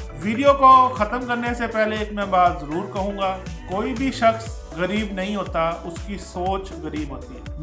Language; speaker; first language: Urdu; non-native, local second language; Punjabi